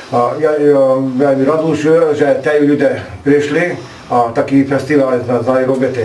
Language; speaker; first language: Ukrainian; early bilingual, heritage; Hungarian